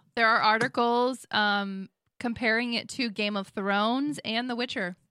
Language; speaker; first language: English; native; English